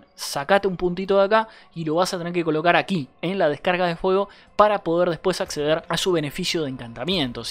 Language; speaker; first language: Spanish; native; Spanish